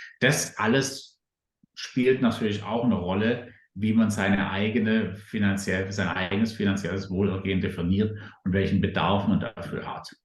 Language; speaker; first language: German; native; German